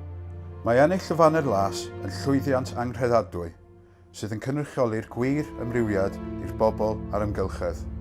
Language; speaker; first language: Welsh; native; Welsh